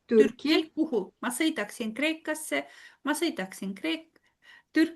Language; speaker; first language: Estonian; non-native, fluent; Russian